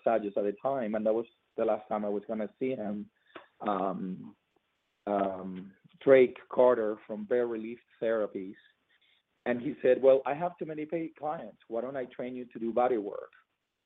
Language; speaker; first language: English; non-native, fluent; Spanish